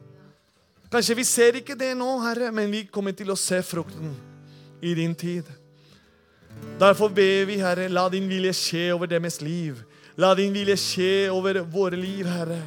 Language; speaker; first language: Norwegian; non-native, fluent; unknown